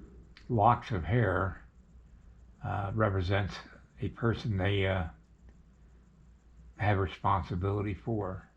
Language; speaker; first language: English; native; English